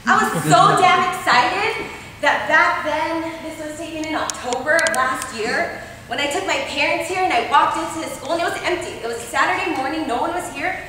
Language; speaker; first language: English; native; English